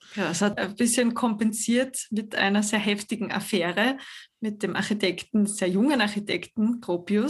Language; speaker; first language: German; native; German